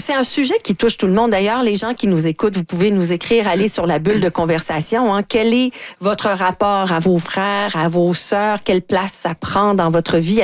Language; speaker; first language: French; native; French